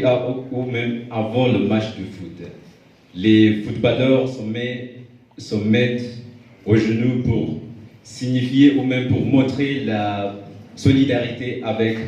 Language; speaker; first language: French; non-native, fluent; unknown